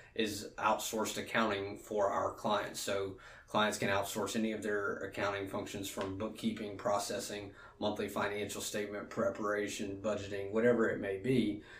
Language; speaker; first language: English; native; English